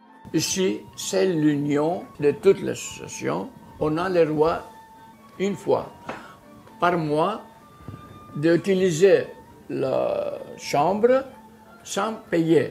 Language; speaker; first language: French; non-native, fluent; Greek